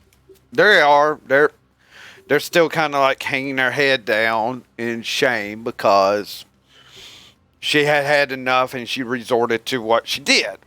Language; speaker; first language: English; native; English